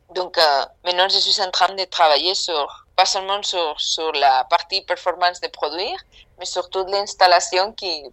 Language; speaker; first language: French; non-native, fluent; Spanish